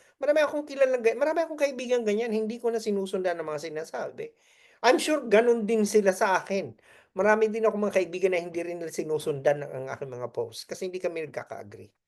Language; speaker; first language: Filipino; native; Filipino